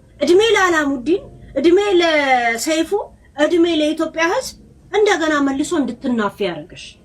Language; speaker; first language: Amharic; native; Amharic